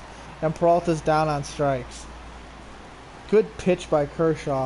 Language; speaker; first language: English; native; English